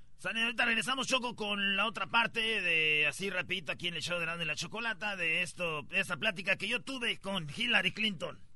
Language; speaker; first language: Spanish; early bilingual, other home language; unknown